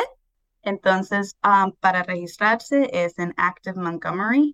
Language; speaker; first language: Spanish; early bilingual, heritage; Spanish